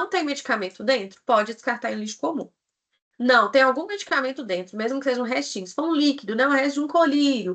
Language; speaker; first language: Portuguese; native; Portuguese